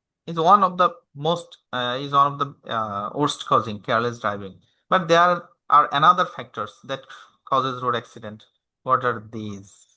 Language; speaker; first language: English; non-native, local second language; Bangla